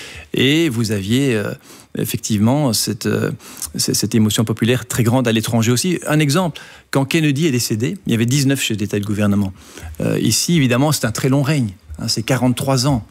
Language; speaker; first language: French; native; French